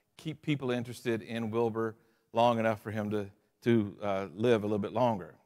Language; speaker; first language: English; native; English